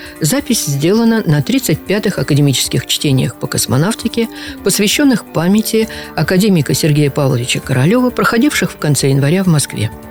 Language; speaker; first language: Russian; native; Russian